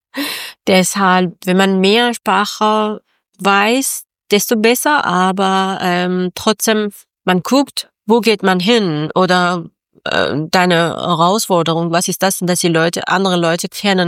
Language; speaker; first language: German; non-native, learner; Persian